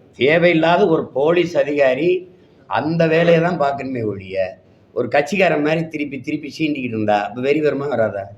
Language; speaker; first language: Tamil; native; Tamil